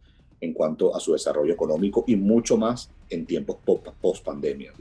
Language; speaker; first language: Spanish; native; Spanish